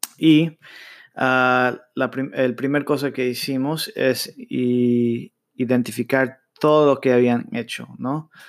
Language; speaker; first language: Spanish; early bilingual, heritage; Spanish